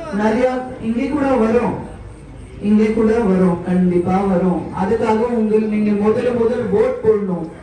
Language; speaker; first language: Tamil; non-native, fluent; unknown